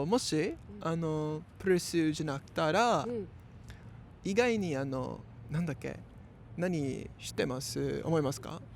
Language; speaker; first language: Japanese; non-native, learner; English